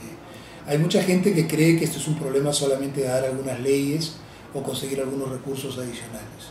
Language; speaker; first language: Spanish; native; Spanish